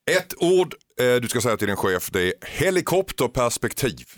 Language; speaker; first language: Swedish; native; Swedish